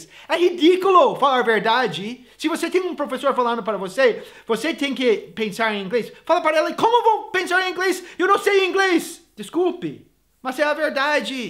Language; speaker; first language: Portuguese; non-native, fluent; English